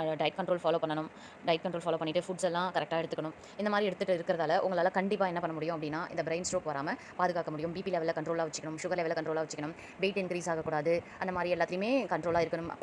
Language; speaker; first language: Tamil; native; Tamil